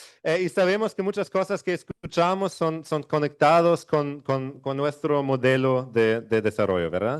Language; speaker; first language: Spanish; non-native, fluent; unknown